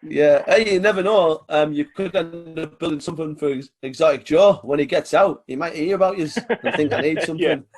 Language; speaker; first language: English; native; English